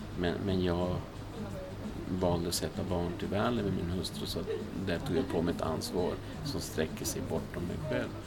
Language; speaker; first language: Swedish; early bilingual, other home language; Spanish